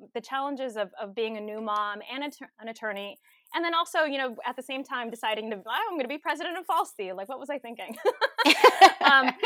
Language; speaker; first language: English; early bilingual, other home language; Filipino